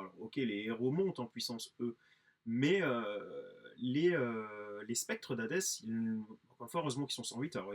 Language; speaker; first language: French; native; French